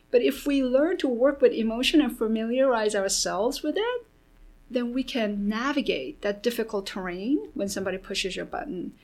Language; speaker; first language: English; early bilingual, other home language; Korean